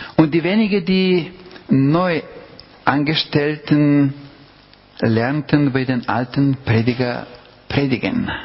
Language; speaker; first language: German; non-native, fluent; Bulgarian